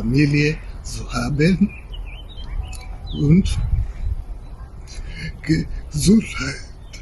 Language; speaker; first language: German; non-native, learner; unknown